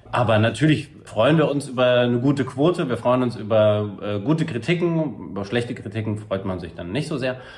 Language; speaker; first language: German; native; German